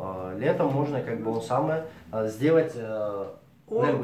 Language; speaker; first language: Russian; native; Russian